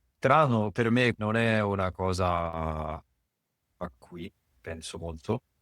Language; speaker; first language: Italian; non-native, fluent; Japanese